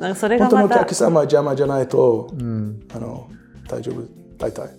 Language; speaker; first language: Japanese; non-native, learner; English